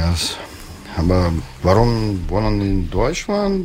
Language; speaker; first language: German; non-native, learner; Russian